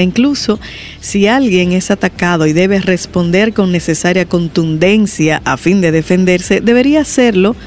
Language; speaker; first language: Spanish; native; Spanish